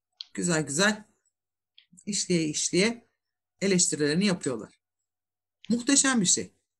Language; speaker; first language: Turkish; native; Turkish